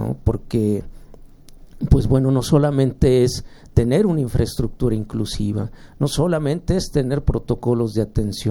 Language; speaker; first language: Spanish; native; Spanish